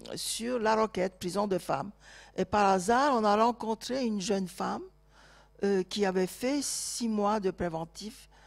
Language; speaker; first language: French; non-native, fluent; Turkish